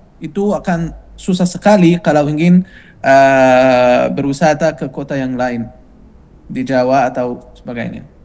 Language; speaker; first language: Indonesian; non-native, fluent; Arabic